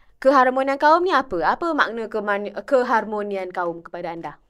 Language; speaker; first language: Malay; native; Malay